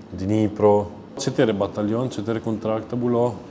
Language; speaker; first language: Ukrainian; non-native, learner; Italian